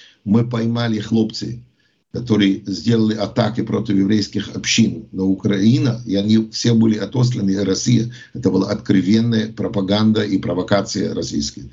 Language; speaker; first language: Ukrainian; non-native, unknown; English